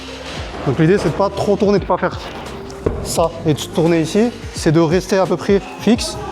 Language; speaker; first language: French; native; French